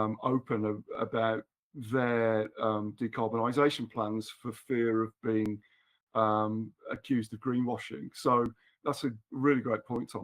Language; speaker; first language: English; native; English